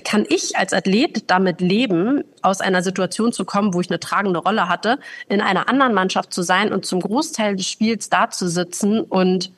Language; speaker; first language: German; native; German